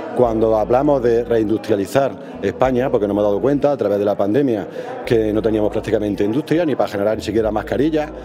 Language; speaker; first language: Spanish; native; Spanish